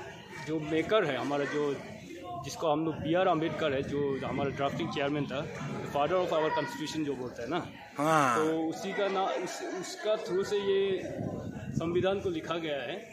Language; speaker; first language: Hindi; non-native, local second language; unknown